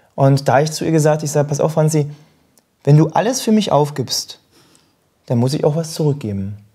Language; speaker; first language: German; native; German